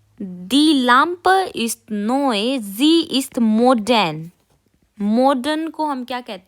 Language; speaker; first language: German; non-native, fluent; Hindi